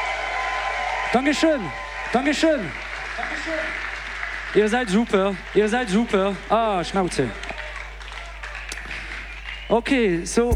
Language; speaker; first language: German; non-native, local second language; French